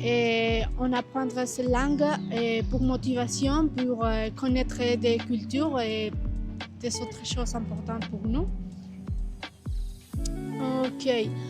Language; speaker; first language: French; non-native, learner; Spanish